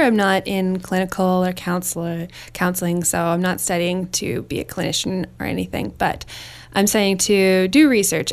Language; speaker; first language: English; native; English